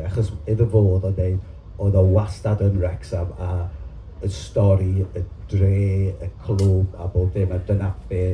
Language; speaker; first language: Welsh; native; Welsh